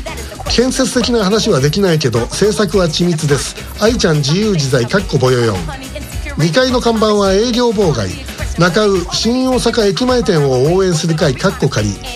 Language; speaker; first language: Japanese; native; Japanese